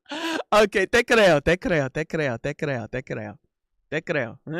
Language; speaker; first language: Spanish; non-native, learner; English